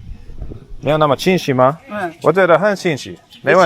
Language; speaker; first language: Chinese; non-native, learner; English